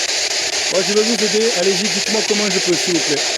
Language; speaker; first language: French; native; French